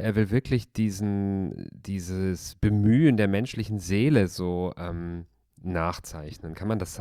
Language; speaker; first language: German; native; German